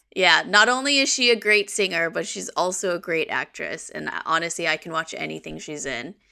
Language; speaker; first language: English; early bilingual, other home language; Korean